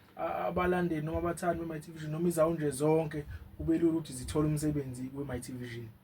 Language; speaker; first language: Zulu; native; Zulu